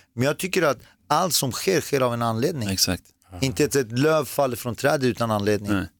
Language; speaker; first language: Swedish; early bilingual, other home language; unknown